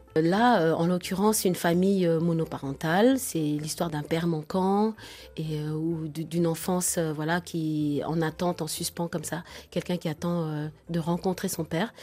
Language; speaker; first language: French; non-native, local second language; Wolof